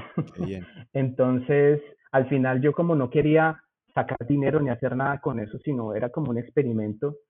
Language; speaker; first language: Spanish; native; Spanish